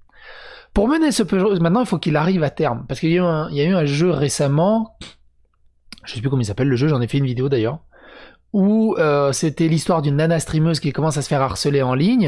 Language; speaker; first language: French; native; French